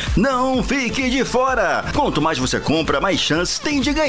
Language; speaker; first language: Portuguese; native; Portuguese